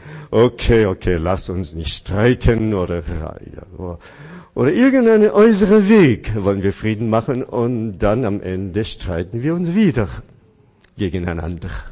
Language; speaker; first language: German; non-native, fluent; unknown